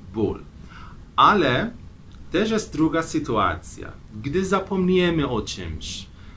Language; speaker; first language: Polish; non-native, fluent; Persian